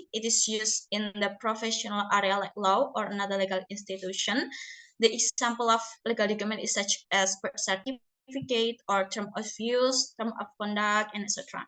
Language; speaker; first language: English; non-native, learner; Indonesian